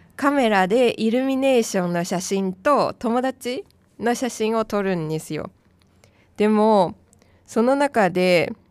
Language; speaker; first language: Japanese; non-native, fluent; Chinese